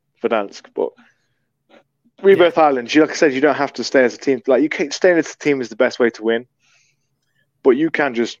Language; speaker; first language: English; native; English